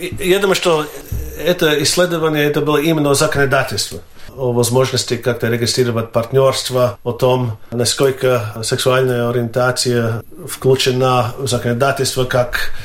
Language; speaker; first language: Russian; non-native, fluent; Latvian